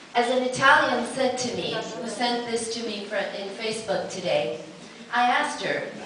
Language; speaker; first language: English; native; English